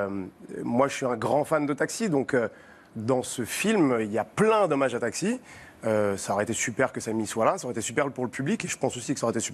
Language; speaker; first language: French; native; French